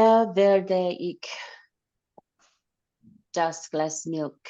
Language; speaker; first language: German; non-native, learner; English